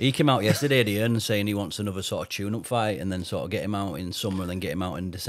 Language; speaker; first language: English; native; English